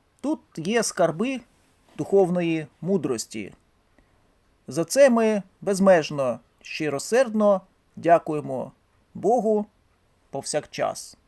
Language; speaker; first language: Ukrainian; native; Ukrainian